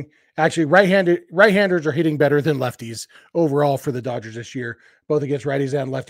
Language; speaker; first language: English; native; English